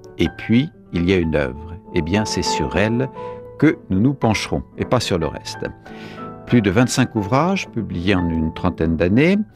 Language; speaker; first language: French; native; French